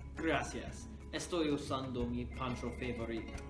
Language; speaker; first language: Spanish; non-native, learner; English